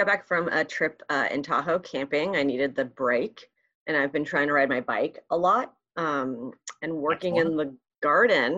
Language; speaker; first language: English; early bilingual, other home language; Spanish